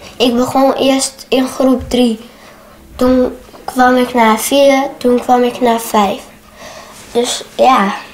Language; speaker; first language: Dutch; early bilingual, other home language; Arabic